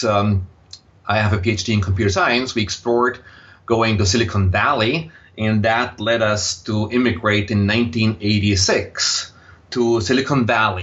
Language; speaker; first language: English; non-native, fluent; German